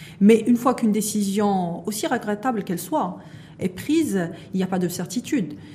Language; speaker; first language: French; non-native, local second language; Arabic